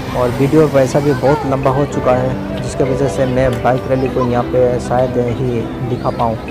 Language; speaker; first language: Hindi; non-native, local second language; Bangla